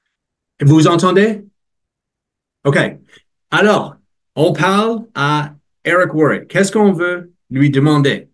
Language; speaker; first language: French; non-native, learner; English